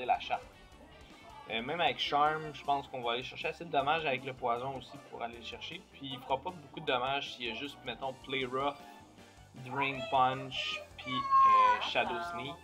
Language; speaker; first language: French; native; French